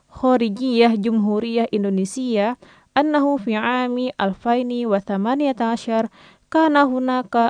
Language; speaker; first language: Arabic; non-native, fluent; Indonesian